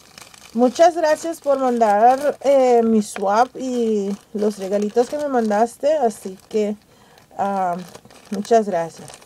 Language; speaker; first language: Spanish; early bilingual, heritage; Spanish